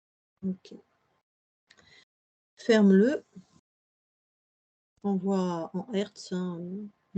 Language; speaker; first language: French; native; French